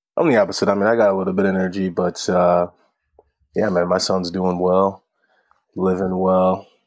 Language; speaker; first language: English; native; English